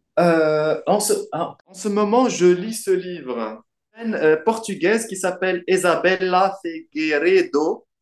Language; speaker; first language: French; non-native, local second language; Arabic